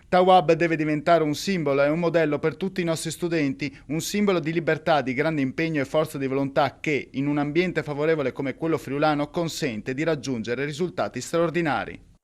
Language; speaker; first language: Italian; native; Italian